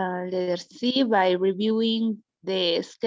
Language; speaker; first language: English; non-native, learner; Spanish